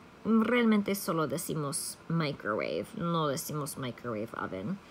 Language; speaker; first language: Spanish; non-native, fluent; English